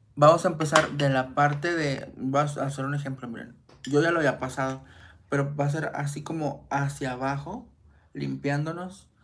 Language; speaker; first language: Spanish; native; Spanish